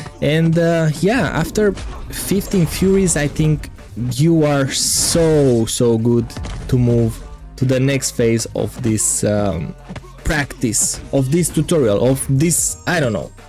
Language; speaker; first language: English; non-native, fluent; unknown